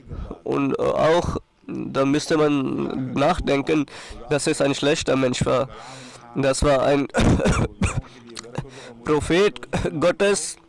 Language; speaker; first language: German; non-native, fluent; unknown